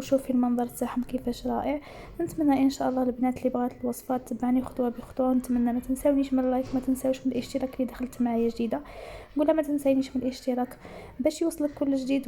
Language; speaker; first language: Arabic; native; Arabic